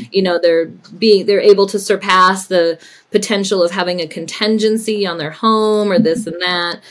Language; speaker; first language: English; native; English